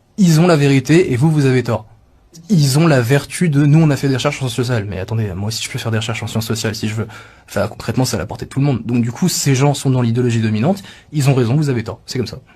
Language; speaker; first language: French; native; French